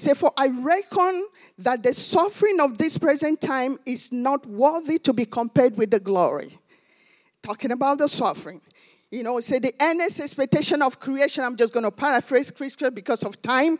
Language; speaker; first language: English; non-native, local second language; Igbo